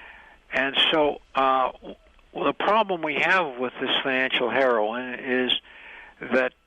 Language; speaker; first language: English; native; English